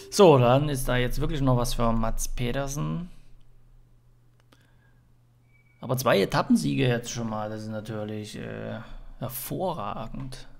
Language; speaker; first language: German; native; German